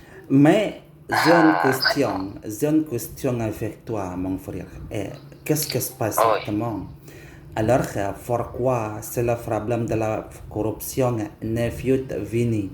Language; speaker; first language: French; non-native, learner; Indonesian